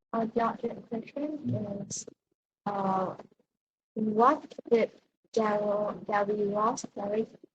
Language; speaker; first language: English; non-native, learner; Vietnamese